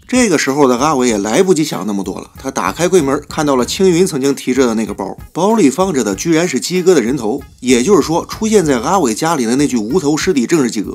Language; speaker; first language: Chinese; native; Chinese